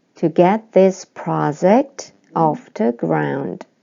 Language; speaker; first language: English; non-native, fluent; Korean